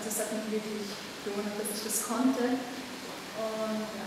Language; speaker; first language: German; early bilingual, other home language; Czech